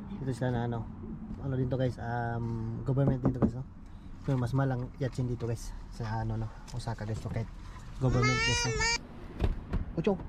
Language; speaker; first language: Filipino; native; Filipino